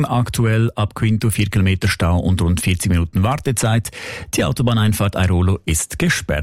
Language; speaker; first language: German; native; German